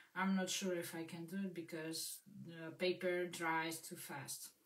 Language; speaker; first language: English; non-native, fluent; Russian